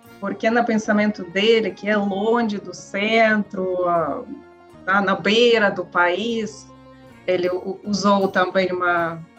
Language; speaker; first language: Portuguese; non-native, learner; Russian